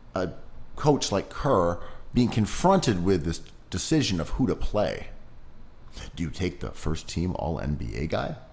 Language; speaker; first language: English; native; English